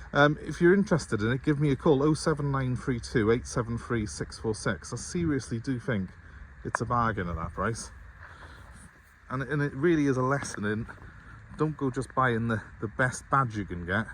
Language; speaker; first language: English; native; English